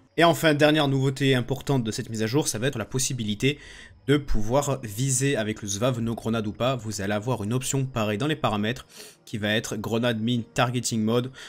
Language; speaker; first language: French; native; French